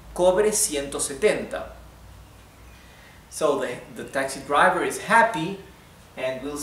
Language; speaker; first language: English; non-native, fluent; Spanish